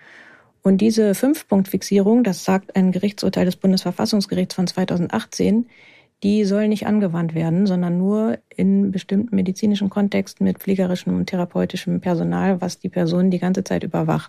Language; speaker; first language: German; native; German